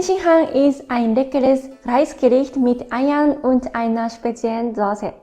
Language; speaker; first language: German; non-native, fluent; Japanese